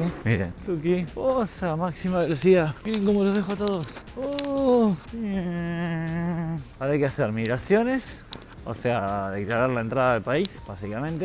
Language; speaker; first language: Spanish; native; Spanish